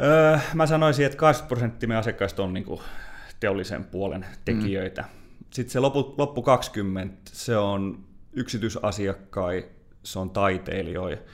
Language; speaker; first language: Finnish; native; Finnish